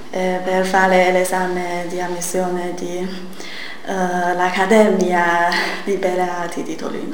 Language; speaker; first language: Italian; non-native, learner; Chinese